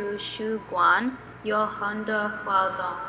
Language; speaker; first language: Chinese; non-native, learner; English